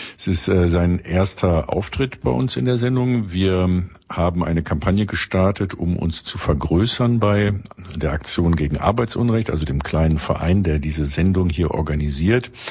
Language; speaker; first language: German; native; German